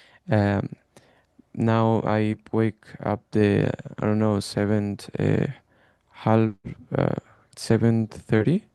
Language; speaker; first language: English; non-native, learner; Spanish